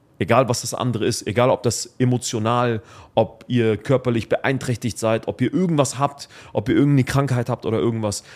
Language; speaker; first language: German; early bilingual, other home language; Arabic